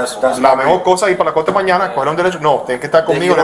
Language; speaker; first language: Spanish; early bilingual, heritage; Spanish